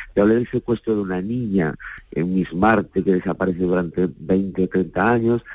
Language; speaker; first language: Spanish; native; Spanish